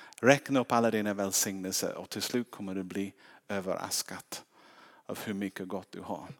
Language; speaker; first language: Swedish; non-native, fluent; English